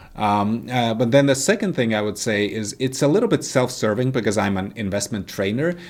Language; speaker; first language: English; non-native, fluent; Latvian